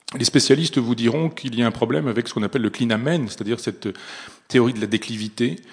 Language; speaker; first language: French; native; French